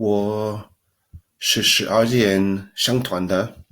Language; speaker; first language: Chinese; non-native, learner; English